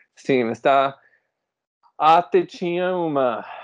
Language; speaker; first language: Portuguese; non-native, fluent; English